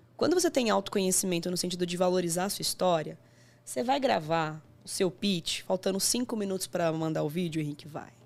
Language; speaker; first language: Portuguese; native; Portuguese